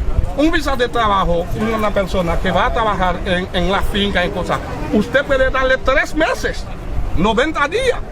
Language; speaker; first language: Spanish; non-native, fluent; Haitian Creole